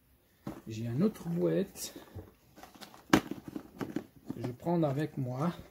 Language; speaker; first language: French; non-native, fluent; Portuguese